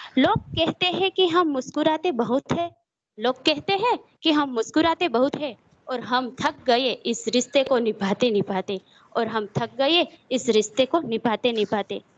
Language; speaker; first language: Hindi; non-native, local second language; Gujarati